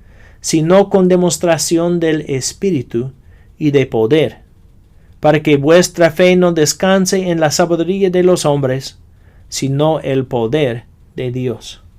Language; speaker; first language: Spanish; non-native, fluent; English